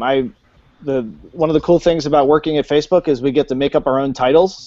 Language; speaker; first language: English; native; English